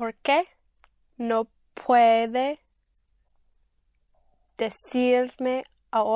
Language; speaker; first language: Spanish; non-native, learner; English